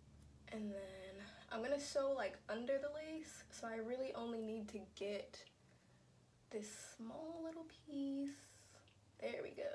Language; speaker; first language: English; native; English